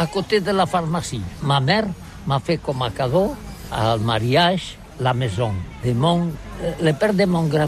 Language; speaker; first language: French; non-native, learner; Catalan